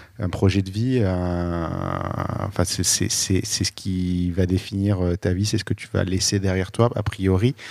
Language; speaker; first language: French; native; French